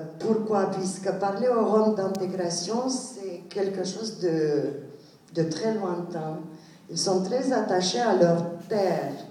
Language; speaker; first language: French; non-native, fluent; Romanian